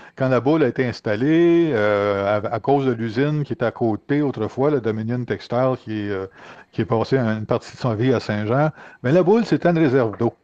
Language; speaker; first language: French; native; French